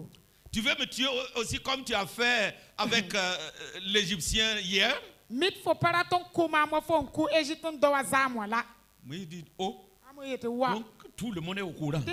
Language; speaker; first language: French; non-native, local second language; Mossi